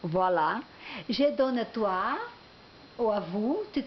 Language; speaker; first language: French; non-native, learner; Portuguese